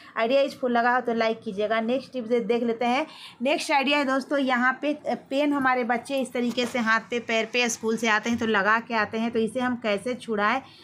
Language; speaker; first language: Hindi; native; Hindi